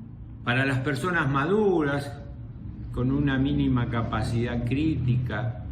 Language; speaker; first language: Spanish; native; Spanish